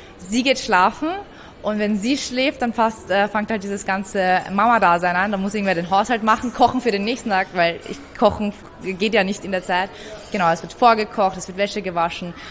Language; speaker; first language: German; early bilingual, other home language; Persian